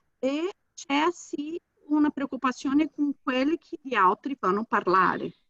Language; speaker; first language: Italian; non-native, fluent; Portuguese